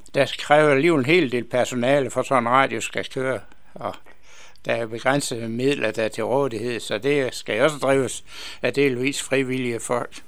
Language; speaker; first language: Danish; native; Danish